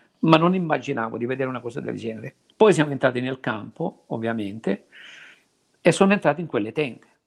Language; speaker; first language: Italian; native; Italian